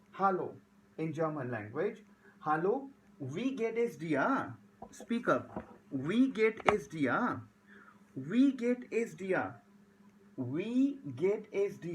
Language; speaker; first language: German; non-native, learner; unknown